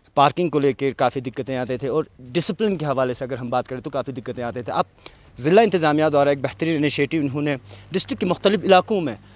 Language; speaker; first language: Hindi; non-native, local second language; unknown